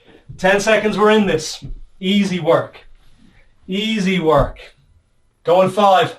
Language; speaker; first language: English; native; English